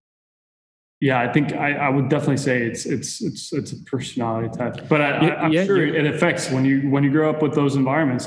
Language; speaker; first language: English; non-native, fluent; Spanish